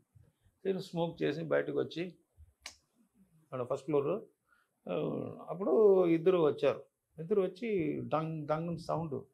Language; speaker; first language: Telugu; non-native, learner; Tamil